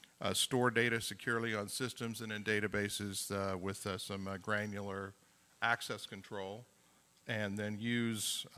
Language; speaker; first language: English; native; English